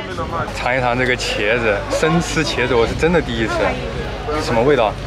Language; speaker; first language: Chinese; native; Chinese